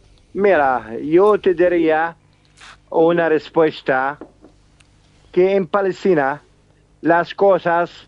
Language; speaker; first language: Spanish; non-native, fluent; Arabic